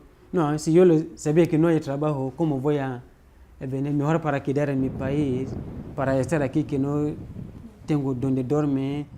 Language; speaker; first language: Spanish; non-native, learner; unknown